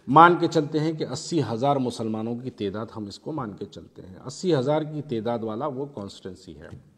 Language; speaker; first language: Hindi; non-native, local second language; Urdu